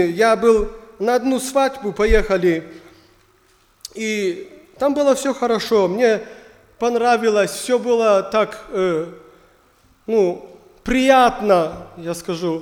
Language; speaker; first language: Russian; non-native, learner; German